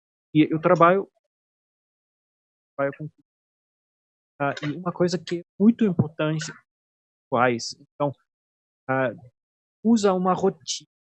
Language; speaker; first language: Portuguese; non-native, fluent; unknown